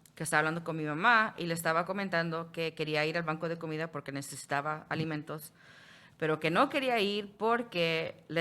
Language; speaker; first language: Spanish; early bilingual, heritage; Spanish